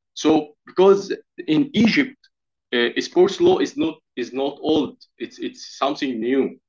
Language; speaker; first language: English; non-native, learner; Arabic